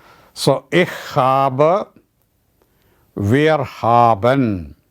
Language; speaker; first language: German; non-native, learner; Malayalam